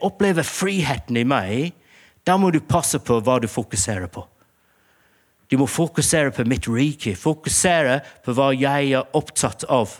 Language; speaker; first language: Norwegian; non-native, fluent; English